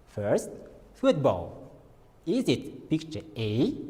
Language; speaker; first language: English; non-native, fluent; Kazakh